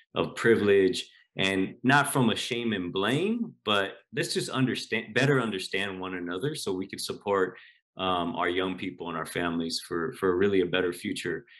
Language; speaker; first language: English; native; English